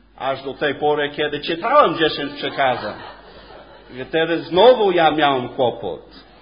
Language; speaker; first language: Polish; non-native, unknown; English